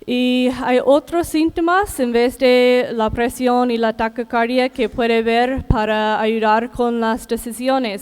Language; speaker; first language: Spanish; non-native, fluent; English